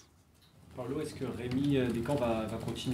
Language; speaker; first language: French; native; French